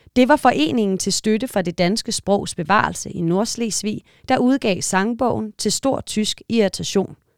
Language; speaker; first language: Danish; native; Danish